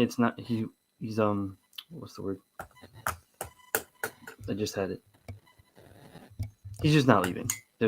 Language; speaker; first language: English; native; English